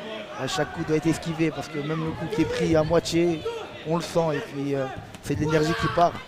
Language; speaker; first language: French; native; French